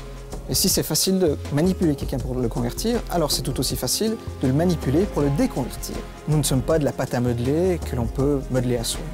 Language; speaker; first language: French; native; French